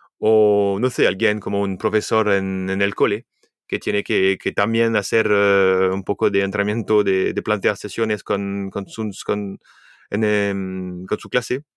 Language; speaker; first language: Spanish; non-native, fluent; French